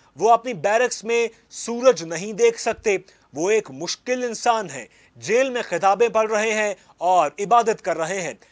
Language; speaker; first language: Urdu; native; Urdu